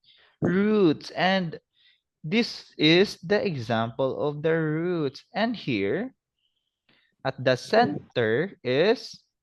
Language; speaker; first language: English; non-native, fluent; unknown